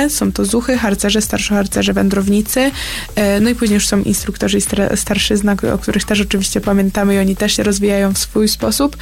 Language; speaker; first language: Polish; native; Polish